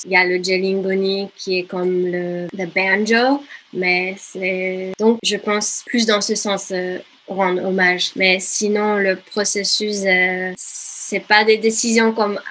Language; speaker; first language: French; non-native, fluent; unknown